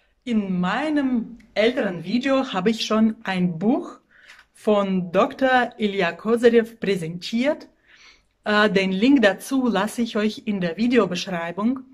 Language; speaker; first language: German; non-native, fluent; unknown